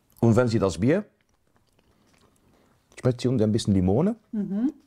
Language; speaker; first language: German; non-native, learner; Dutch